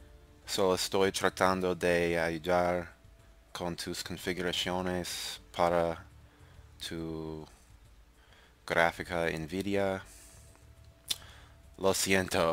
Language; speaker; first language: Spanish; non-native, learner; English